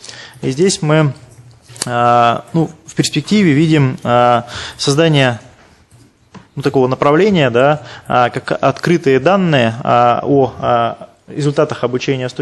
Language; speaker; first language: Russian; native; Russian